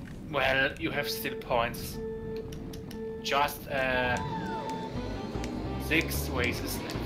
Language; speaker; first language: English; non-native, learner; German